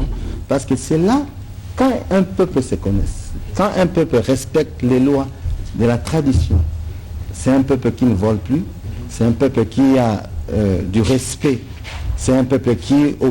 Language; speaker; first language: French; non-native, local second language; Lingala